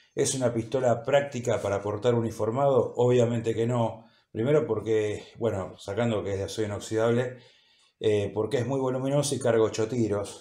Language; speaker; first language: Spanish; native; Spanish